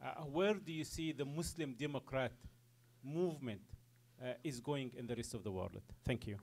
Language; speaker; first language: English; non-native, fluent; Arabic